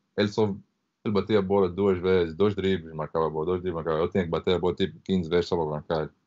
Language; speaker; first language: Portuguese; early bilingual, heritage; Portuguese